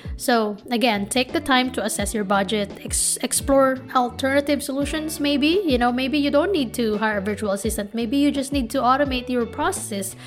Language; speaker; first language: English; non-native, local second language; Filipino